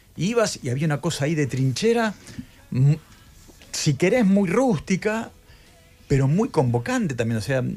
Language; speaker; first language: Spanish; native; Spanish